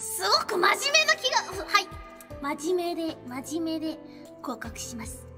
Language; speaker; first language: Japanese; non-native, fluent; English